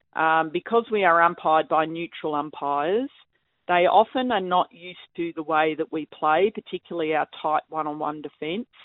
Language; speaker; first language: English; native; English